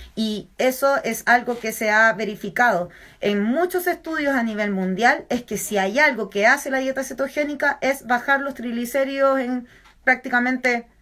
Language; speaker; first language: Spanish; native; Spanish